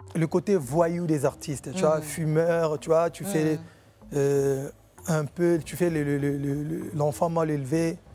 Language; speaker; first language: French; non-native, local second language; Lingala